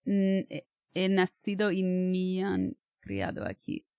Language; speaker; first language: Spanish; non-native, learner; English